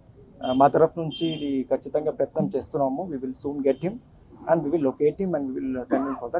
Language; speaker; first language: Telugu; non-native, fluent; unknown